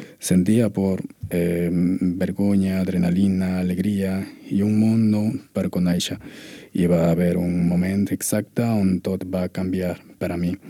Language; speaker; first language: Catalan; non-native, learner; Spanish